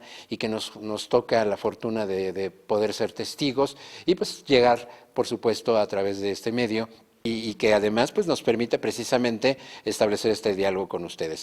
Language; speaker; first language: Spanish; native; Spanish